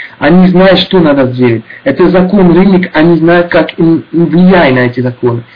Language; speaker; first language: Russian; non-native, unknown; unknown